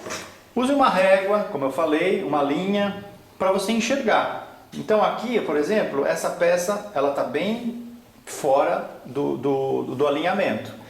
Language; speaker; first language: Portuguese; native; Portuguese